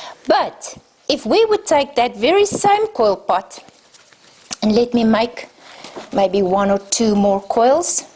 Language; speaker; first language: English; non-native, local second language; Afrikaans